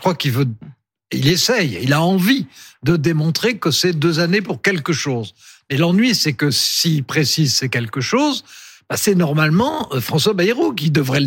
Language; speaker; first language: French; native; French